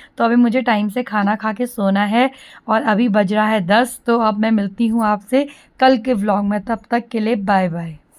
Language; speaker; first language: Hindi; native; Hindi